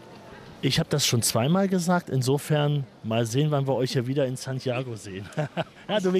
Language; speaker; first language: German; native; German